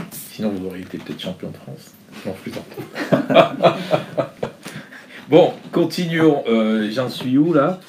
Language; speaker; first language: French; native; French